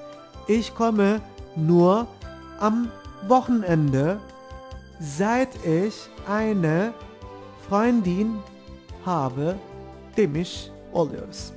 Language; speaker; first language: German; non-native, fluent; Turkish